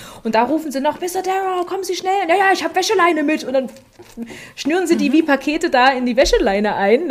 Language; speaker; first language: German; native; German